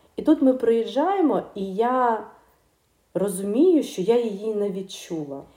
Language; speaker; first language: Ukrainian; non-native, local second language; Russian